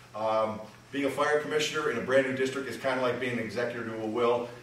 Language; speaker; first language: English; native; English